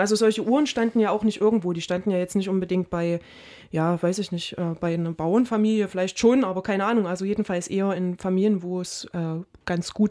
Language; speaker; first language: German; native; German